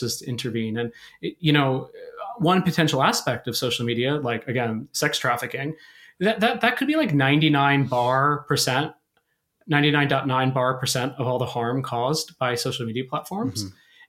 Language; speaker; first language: English; native; English